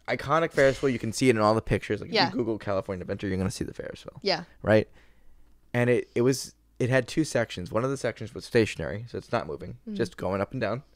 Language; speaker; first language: English; native; English